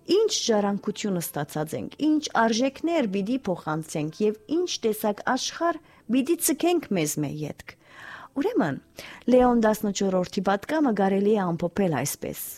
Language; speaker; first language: Armenian; early bilingual, heritage; Armenian